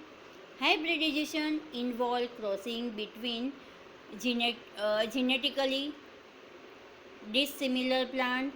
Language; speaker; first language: English; non-native, local second language; Hindi